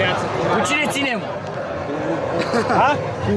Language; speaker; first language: Romanian; native; Romanian